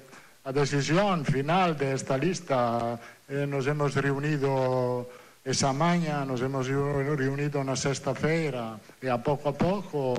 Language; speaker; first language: Portuguese; non-native, learner; Italian